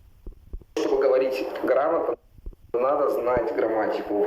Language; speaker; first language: Russian; non-native, fluent; Italian